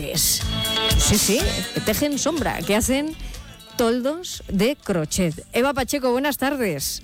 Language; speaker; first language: Spanish; native; Spanish